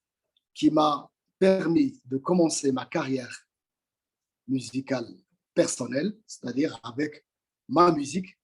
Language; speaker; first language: French; non-native, local second language; Arabic